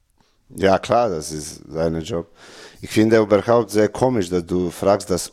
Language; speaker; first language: German; non-native, learner; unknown